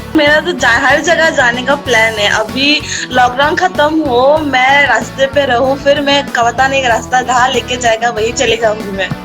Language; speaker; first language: Hindi; non-native, local second language; Assamese